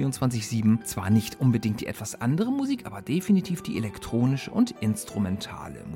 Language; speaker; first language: German; native; German